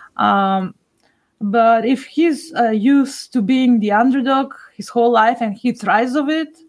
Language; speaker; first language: English; non-native, fluent; Macedonian